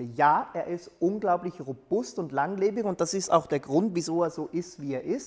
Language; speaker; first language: German; native; German